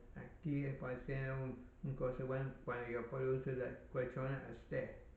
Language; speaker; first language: Spanish; non-native, learner; English